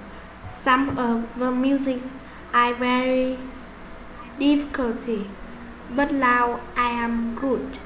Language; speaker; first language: English; non-native, learner; Vietnamese